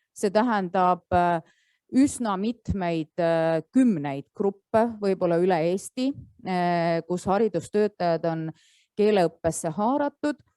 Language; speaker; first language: Estonian; native; Estonian